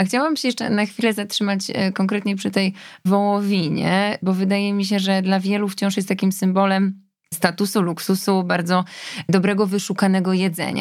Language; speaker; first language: Polish; native; Polish